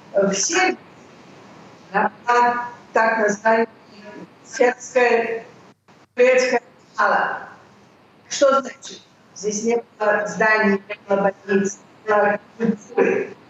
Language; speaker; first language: Russian; early bilingual, heritage; Russian